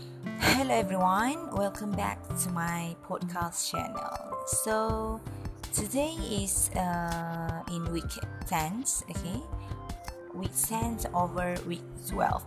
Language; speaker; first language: English; non-native, learner; Malay